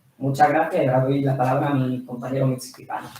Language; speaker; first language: Spanish; native; Spanish